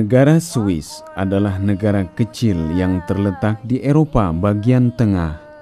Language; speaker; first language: Indonesian; native; Indonesian